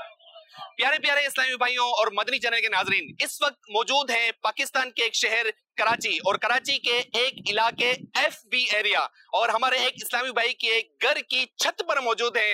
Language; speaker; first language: Urdu; native; Urdu